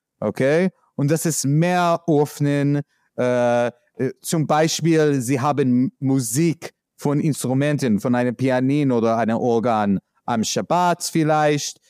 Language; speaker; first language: German; non-native, learner; English